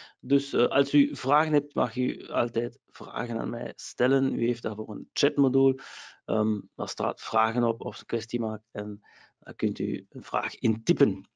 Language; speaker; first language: Dutch; non-native, local second language; German